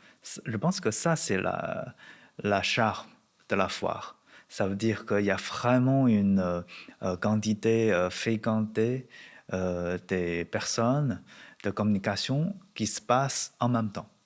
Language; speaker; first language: French; non-native, learner; Chinese